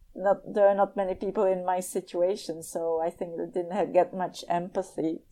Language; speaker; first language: English; non-native, fluent; Czech